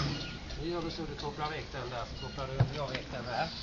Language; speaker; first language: Swedish; native; Swedish